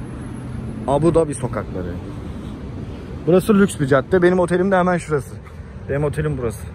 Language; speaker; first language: Turkish; native; Turkish